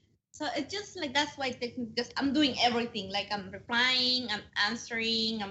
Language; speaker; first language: English; non-native, fluent; Spanish